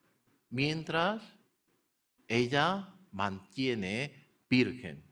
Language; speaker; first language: Spanish; non-native, learner; Korean